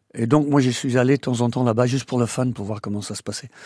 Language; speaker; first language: French; non-native, fluent; English